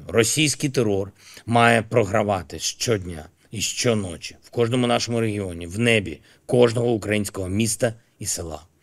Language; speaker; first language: Ukrainian; non-native, local second language; Russian